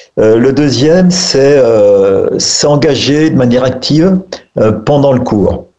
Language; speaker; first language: French; native; French